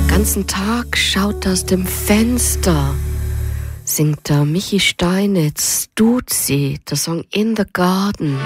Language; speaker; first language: German; native; German